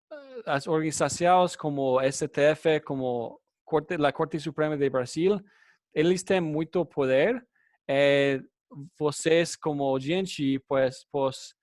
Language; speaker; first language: Portuguese; non-native, learner; English